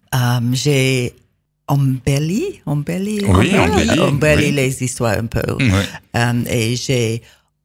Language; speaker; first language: French; non-native, learner; English